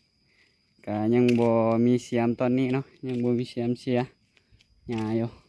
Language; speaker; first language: Thai; non-native, local second language; Lao